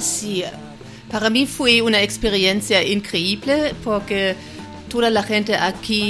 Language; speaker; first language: Spanish; non-native, fluent; German